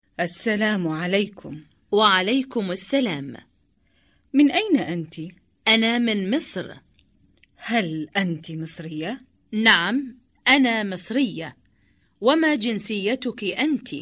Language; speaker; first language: Arabic; non-native, learner; Indonesian